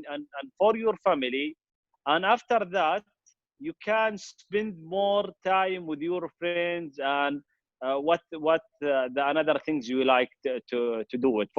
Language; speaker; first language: English; non-native, fluent; Arabic